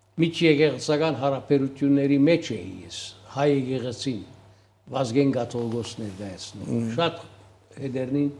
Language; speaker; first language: Armenian; early bilingual, heritage; Armenian